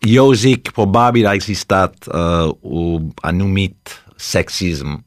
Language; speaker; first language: Romanian; early bilingual, heritage; Romanian